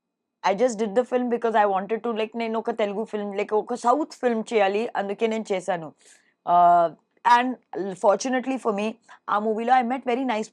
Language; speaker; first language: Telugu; non-native, fluent; Hindi